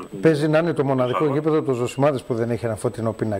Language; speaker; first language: Greek; native; Greek